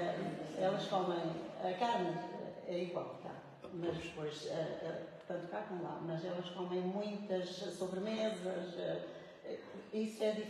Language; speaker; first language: Portuguese; early bilingual, heritage; French